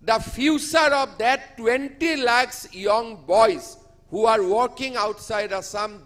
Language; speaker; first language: English; non-native, local second language; Assamese